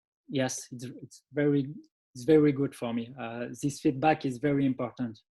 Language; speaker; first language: English; non-native, learner; French